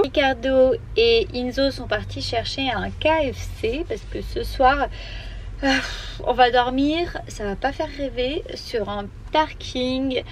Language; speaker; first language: French; native; French